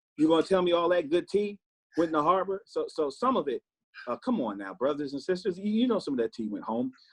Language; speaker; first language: English; native; English